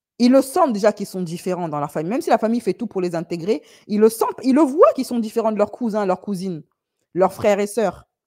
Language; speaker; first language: French; native; French